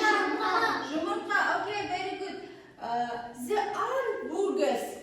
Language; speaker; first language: English; non-native, learner; Kazakh